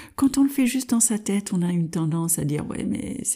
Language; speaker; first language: French; non-native, fluent; English